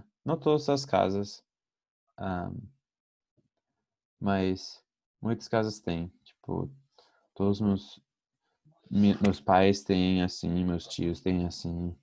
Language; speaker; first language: Portuguese; non-native, fluent; English